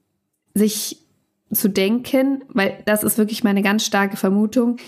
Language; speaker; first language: German; native; German